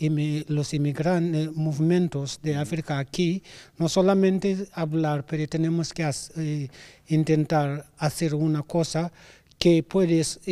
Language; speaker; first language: Spanish; non-native, learner; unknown